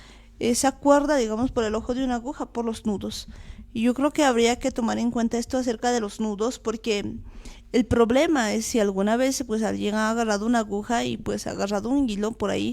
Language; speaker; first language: Spanish; native; Spanish